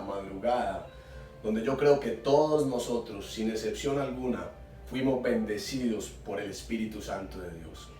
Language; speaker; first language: Spanish; native; Spanish